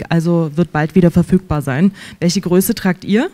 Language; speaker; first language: German; native; German